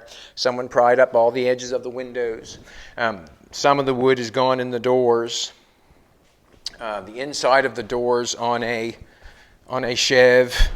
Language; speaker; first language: English; native; English